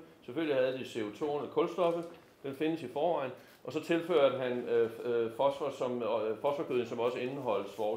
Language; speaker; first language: Danish; native; Danish